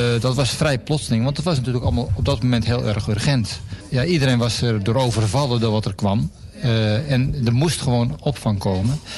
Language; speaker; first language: Dutch; native; Dutch